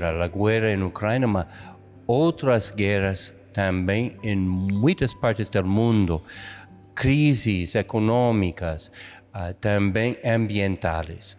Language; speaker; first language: Portuguese; non-native, fluent; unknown